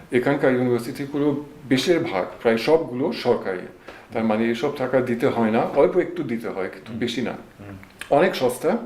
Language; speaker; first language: Bangla; non-native, fluent; German